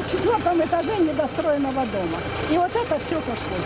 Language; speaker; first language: Russian; native; Russian